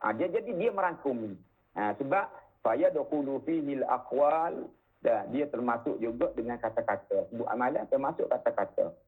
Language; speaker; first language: Malay; native; Malay